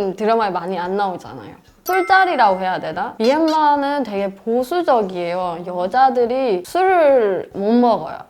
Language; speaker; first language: Korean; non-native, fluent; Burmese